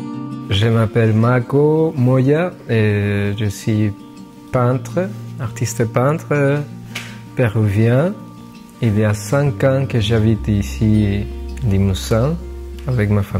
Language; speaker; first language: French; non-native, fluent; Spanish